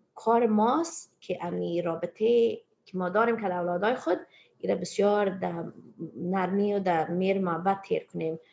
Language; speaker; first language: Persian; early bilingual, heritage; Persian